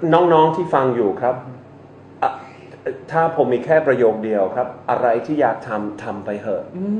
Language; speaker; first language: Thai; non-native, fluent; English